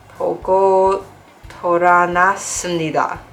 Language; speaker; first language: Korean; non-native, learner; English